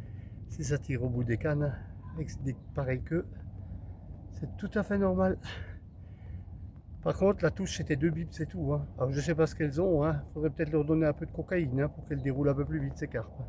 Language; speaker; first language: French; native; French